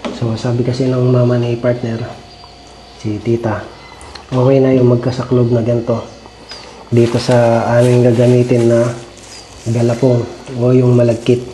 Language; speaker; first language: Filipino; native; Filipino